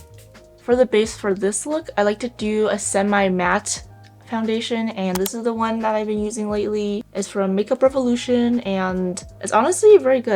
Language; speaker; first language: English; native; English